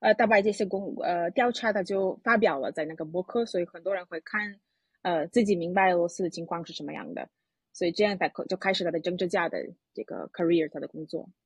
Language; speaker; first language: Chinese; non-native, fluent; Russian